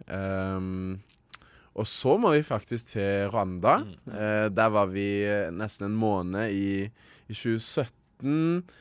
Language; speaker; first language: Norwegian; native; Norwegian